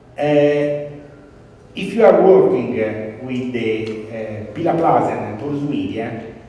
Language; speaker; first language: English; non-native, fluent; Italian